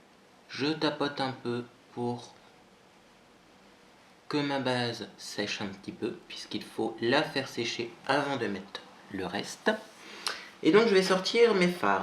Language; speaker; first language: French; native; French